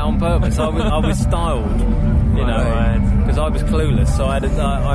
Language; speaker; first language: English; native; English